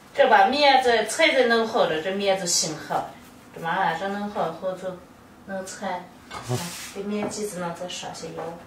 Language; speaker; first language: Chinese; native; Chinese